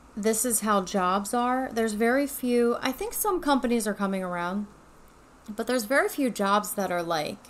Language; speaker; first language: English; native; English